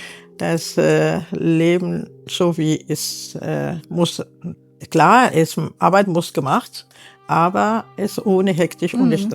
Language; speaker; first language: German; non-native, learner; Arabic